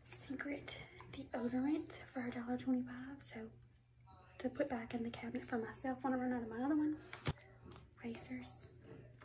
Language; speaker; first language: English; native; English